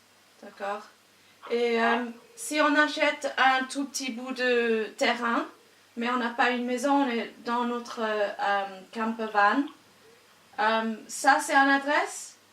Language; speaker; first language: French; non-native, learner; English